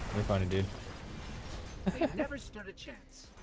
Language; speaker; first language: English; native; English